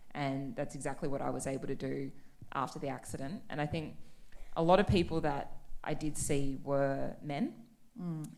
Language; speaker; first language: English; native; English